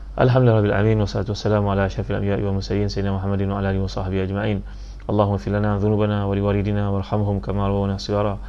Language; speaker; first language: Malay; native; Malay